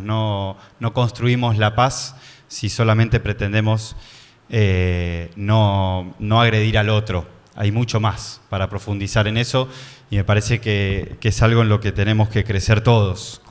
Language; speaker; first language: Spanish; native; Spanish